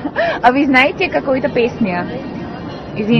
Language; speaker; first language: Russian; non-native, learner; Hindi